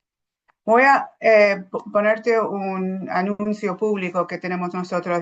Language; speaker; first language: Spanish; non-native, fluent; English